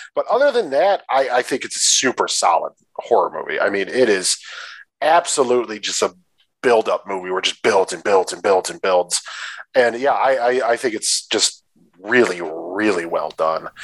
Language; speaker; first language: English; native; English